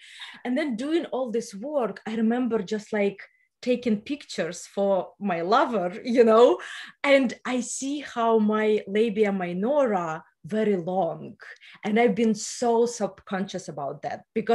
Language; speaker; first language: English; non-native, fluent; Russian